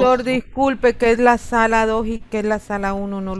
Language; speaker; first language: Spanish; native; Spanish